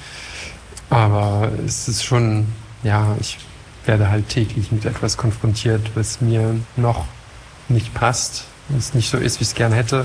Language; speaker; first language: German; non-native, fluent; French